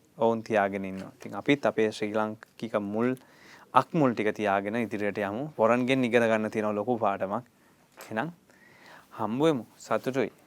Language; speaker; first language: Sinhala; native; Sinhala